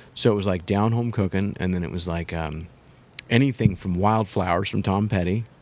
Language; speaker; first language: English; native; English